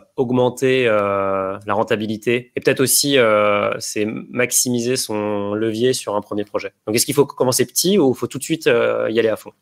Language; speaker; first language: French; native; French